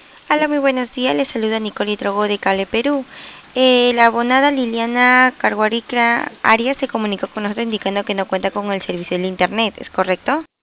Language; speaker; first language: Spanish; native; Spanish